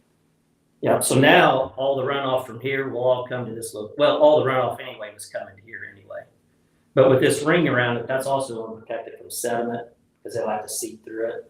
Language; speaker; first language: English; native; English